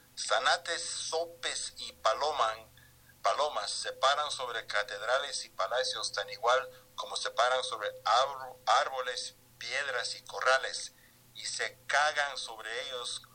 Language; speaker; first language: Spanish; early bilingual, heritage; Spanish